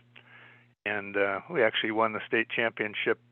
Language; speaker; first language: English; native; English